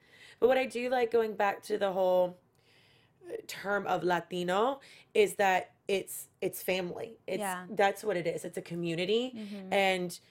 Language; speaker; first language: English; native; English